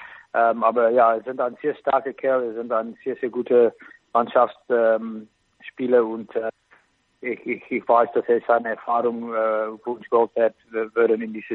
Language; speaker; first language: German; non-native, fluent; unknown